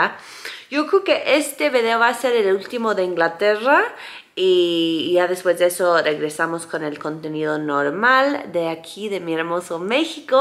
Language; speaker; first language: Spanish; non-native, fluent; English